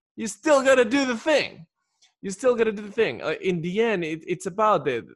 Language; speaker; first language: English; non-native, fluent; Spanish